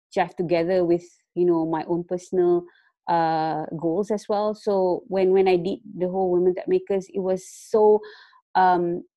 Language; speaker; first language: English; non-native, local second language; Malay